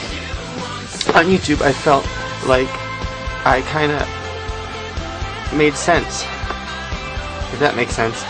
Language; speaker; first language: English; native; English